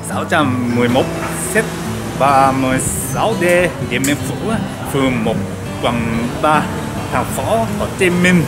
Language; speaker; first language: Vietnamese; non-native, learner; Japanese